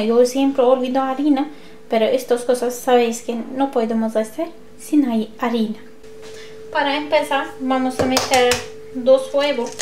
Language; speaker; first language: Spanish; non-native, learner; Turkish